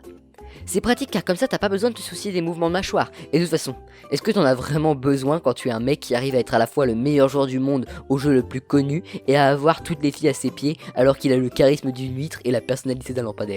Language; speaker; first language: French; native; French